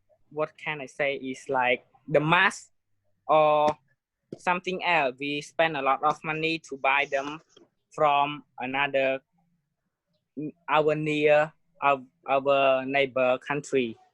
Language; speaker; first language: English; non-native, learner; Khmer